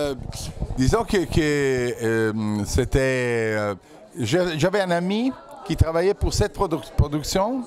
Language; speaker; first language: French; non-native, fluent; Italian